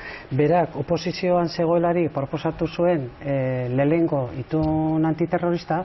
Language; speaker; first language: Basque; native; Basque